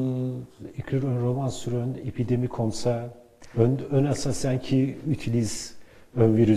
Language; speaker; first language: French; non-native, learner; Turkish